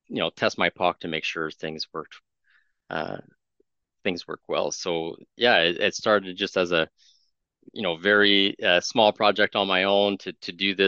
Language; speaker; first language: English; non-native, fluent; French